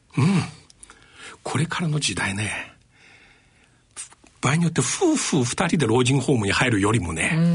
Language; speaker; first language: Japanese; non-native, fluent; Chinese